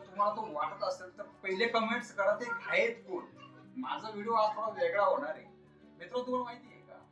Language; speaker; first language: Marathi; native; Marathi